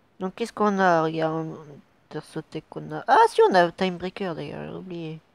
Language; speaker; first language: French; native; French